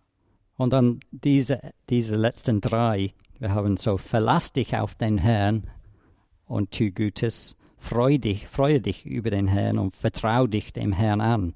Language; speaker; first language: German; non-native, fluent; English